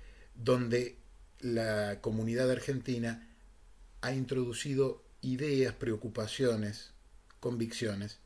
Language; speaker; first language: Spanish; native; Spanish